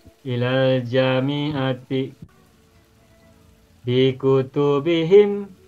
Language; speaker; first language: Arabic; non-native, fluent; Indonesian